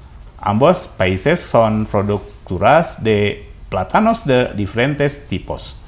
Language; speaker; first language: Spanish; non-native, fluent; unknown